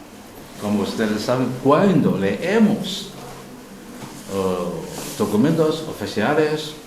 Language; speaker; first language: Spanish; non-native, learner; Chinese